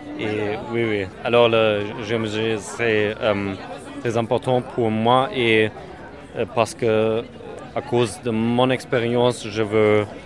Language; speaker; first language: French; non-native, learner; German